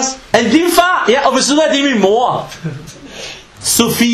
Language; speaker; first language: Danish; non-native, fluent; Arabic